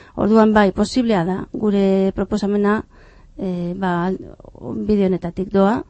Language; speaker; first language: Basque; non-native, fluent; Catalan